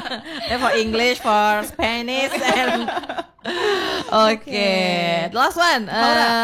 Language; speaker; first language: English; non-native, learner; Indonesian